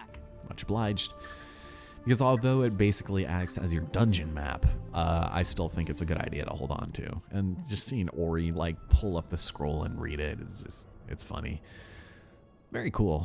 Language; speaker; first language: English; native; English